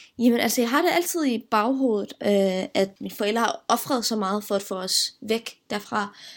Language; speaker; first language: Danish; early bilingual, other home language; Arabic